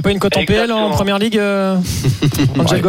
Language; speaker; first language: French; native; French